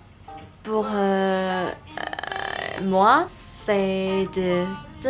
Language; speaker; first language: French; non-native, learner; Korean